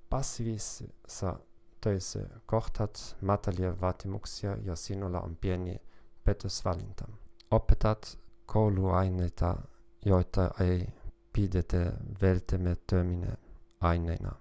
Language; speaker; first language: Finnish; non-native, learner; German